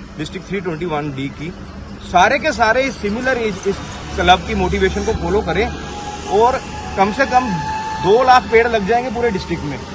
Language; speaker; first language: Hindi; non-native, local second language; Punjabi